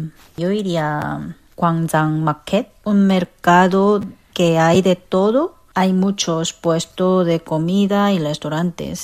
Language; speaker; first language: Spanish; non-native, fluent; Korean